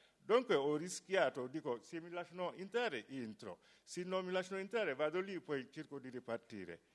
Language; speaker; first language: Italian; non-native, fluent; Wolof